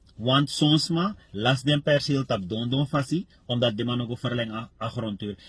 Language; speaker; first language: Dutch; native; Dutch